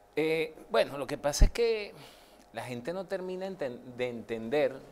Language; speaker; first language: Spanish; native; Spanish